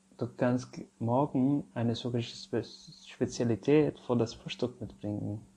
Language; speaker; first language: German; non-native, fluent; Arabic